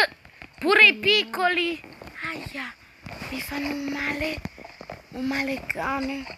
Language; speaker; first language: Italian; early bilingual, other home language; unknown